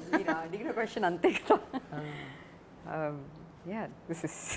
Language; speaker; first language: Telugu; non-native, learner; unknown